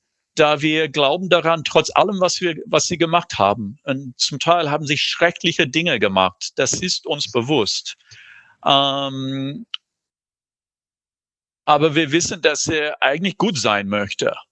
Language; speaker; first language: German; non-native, fluent; English